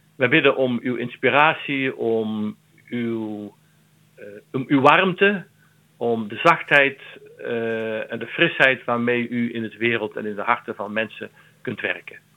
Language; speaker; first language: Dutch; native; Dutch